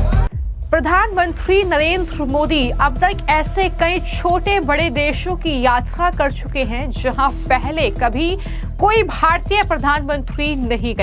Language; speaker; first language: Hindi; native; Hindi